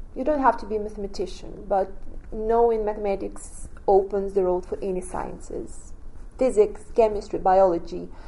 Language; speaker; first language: English; non-native, fluent; Russian